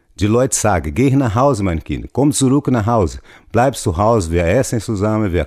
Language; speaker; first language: German; non-native, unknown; Portuguese